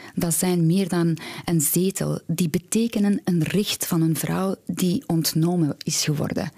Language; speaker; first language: Dutch; non-native, fluent; Persian